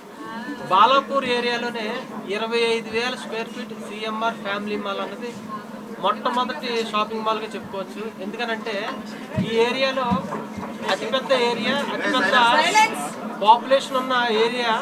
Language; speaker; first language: Telugu; native; Telugu